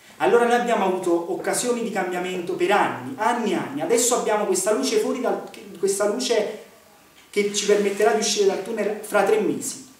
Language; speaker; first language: Italian; native; Italian